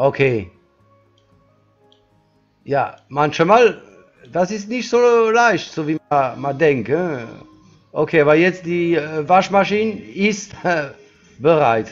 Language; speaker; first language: German; non-native, learner; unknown